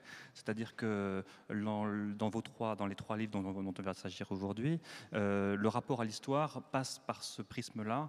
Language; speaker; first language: French; native; French